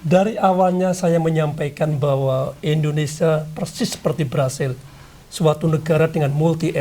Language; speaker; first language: Indonesian; non-native, local second language; Javanese